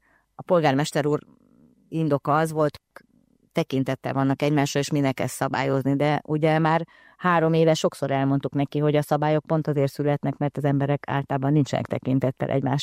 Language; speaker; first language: Hungarian; native; Hungarian